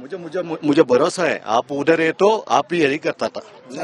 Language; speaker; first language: Hindi; non-native, local second language; Kannada